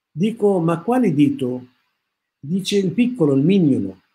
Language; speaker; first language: Italian; non-native, fluent; Arabic